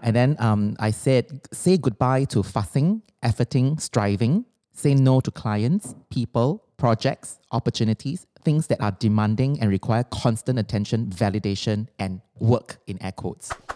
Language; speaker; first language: English; non-native, local second language; Chinese